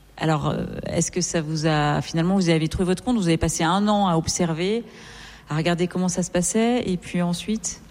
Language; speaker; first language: French; native; French